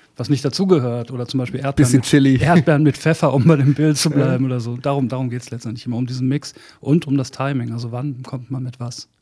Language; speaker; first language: German; native; German